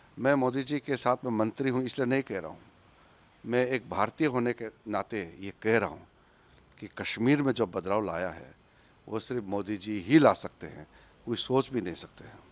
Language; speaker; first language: Hindi; non-native, local second language; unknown